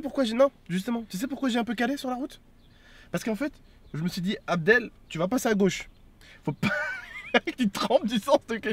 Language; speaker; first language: French; native; French